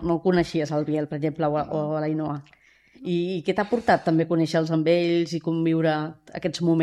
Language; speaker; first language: Catalan; native; Catalan